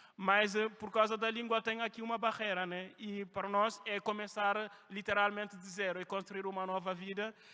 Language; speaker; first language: Portuguese; non-native, fluent; French